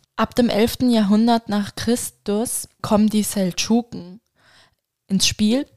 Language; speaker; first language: German; non-native, fluent; Turkish